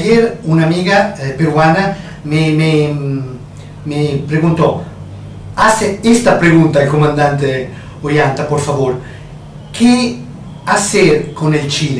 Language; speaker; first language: Spanish; non-native, fluent; Italian